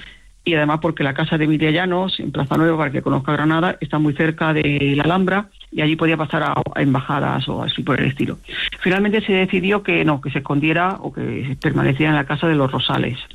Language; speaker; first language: Spanish; native; Spanish